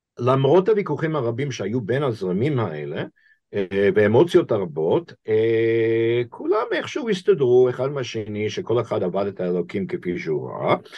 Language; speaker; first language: Hebrew; non-native, fluent; English